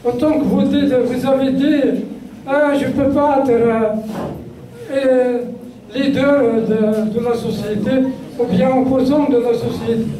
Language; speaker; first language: French; non-native, local second language; Kabyle